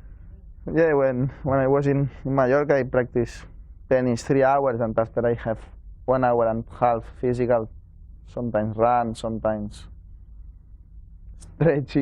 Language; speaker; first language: English; non-native, learner; Spanish